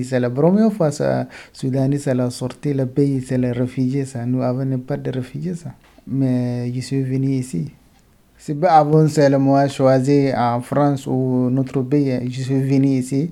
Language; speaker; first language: French; non-native, learner; Arabic